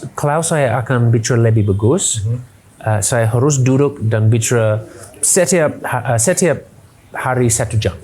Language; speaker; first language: Indonesian; non-native, learner; English